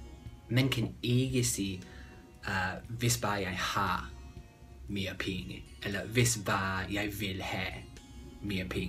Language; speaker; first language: Danish; non-native, fluent; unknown